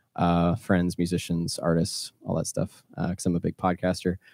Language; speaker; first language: English; native; English